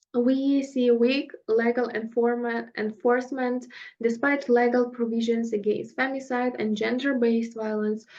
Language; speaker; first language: English; non-native, fluent; Russian